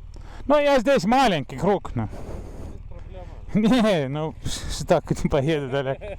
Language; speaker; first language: Russian; non-native, fluent; Estonian